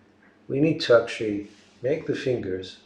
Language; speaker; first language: English; non-native, fluent; Greek